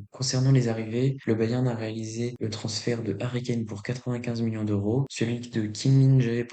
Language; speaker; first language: French; native; French